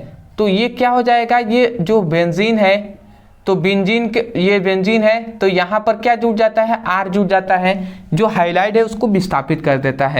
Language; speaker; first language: Hindi; native; Hindi